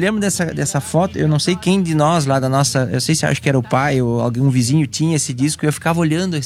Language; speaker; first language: Portuguese; native; Portuguese